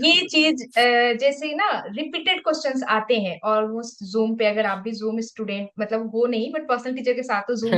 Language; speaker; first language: Hindi; native; Hindi